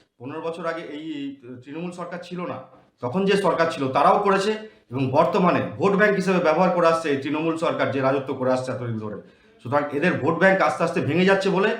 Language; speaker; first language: Bangla; native; Bangla